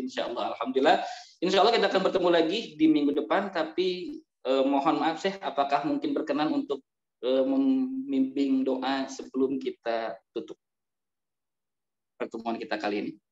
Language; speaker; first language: Indonesian; native; Indonesian